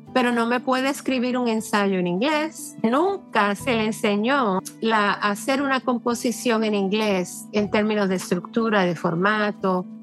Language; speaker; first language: Spanish; native; Spanish